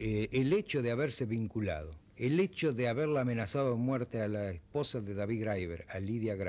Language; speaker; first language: Spanish; native; Spanish